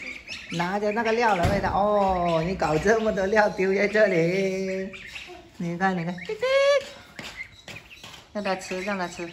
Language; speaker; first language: Cantonese; native; Cantonese